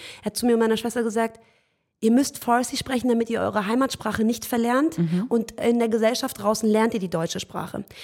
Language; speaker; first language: German; early bilingual, other home language; Persian